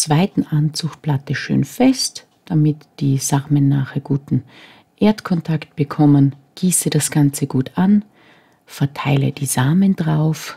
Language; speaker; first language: German; native; German